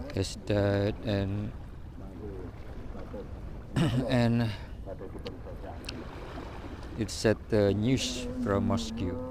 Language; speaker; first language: English; non-native, learner; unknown